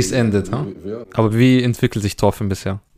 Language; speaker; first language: German; early bilingual, other home language; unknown